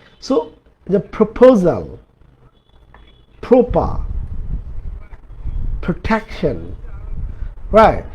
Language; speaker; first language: English; non-native, local second language; Bangla